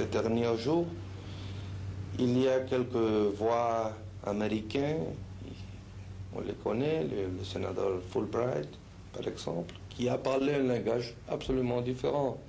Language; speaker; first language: French; non-native, fluent; Spanish